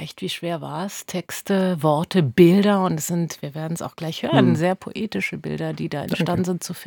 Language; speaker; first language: German; native; German